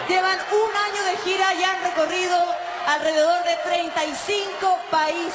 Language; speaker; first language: Spanish; native; Spanish